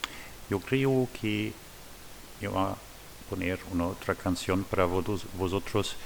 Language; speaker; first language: Spanish; non-native, learner; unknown